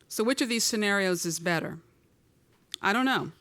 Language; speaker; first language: English; native; English